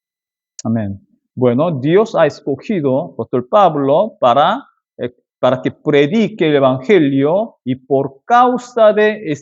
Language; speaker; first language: Spanish; non-native, fluent; Korean